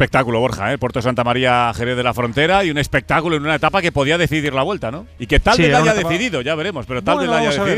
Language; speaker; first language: Spanish; native; Spanish